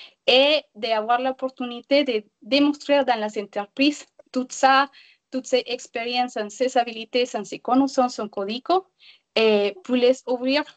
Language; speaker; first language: French; non-native, learner; Spanish